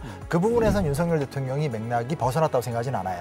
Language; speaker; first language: Korean; native; Korean